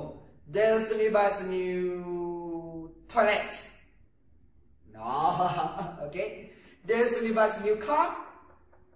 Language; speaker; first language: English; non-native, learner; Vietnamese